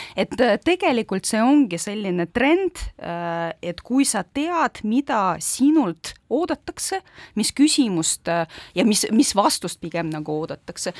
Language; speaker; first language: Estonian; non-native, local second language; Russian